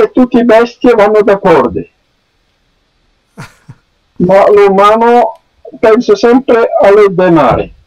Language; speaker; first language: Italian; non-native, learner; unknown